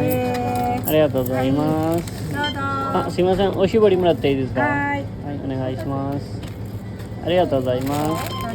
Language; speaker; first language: Japanese; non-native, learner; Urdu